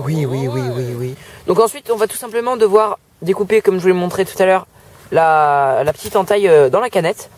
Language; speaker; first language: French; native; French